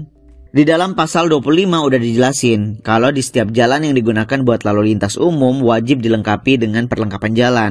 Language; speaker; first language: Indonesian; native; Indonesian